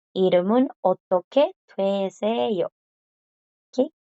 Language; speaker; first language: Korean; non-native, fluent; Spanish